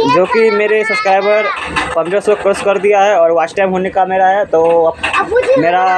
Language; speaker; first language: Hindi; non-native, local second language; Maithili